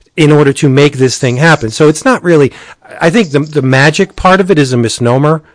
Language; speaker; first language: English; native; English